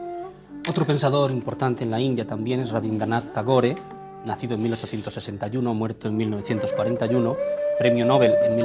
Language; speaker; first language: Spanish; native; Spanish